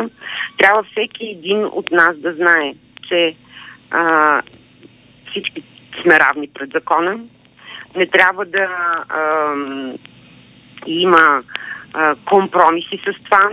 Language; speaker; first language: Bulgarian; native; Bulgarian